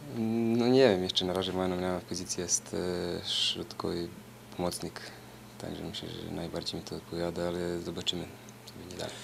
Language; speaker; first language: Polish; non-native, fluent; Serbian